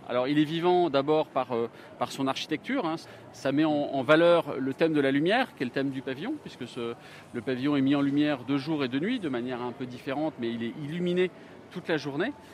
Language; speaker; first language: French; native; French